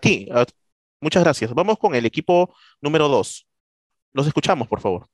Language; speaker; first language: Spanish; native; Spanish